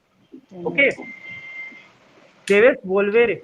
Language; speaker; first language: Spanish; non-native, fluent; Hindi